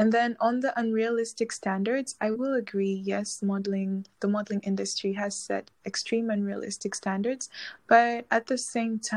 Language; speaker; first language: English; non-native, local second language; Swahili